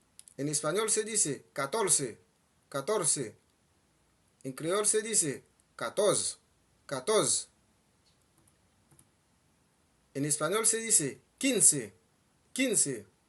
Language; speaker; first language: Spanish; non-native, fluent; Haitian Creole